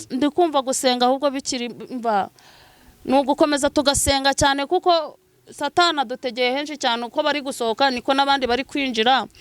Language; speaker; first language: Kinyarwanda; non-native, local second language; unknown